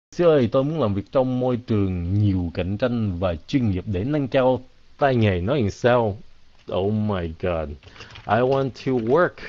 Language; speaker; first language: Vietnamese; early bilingual, heritage; Vietnamese